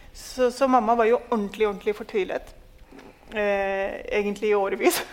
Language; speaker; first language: Norwegian; early bilingual, other home language; Urdu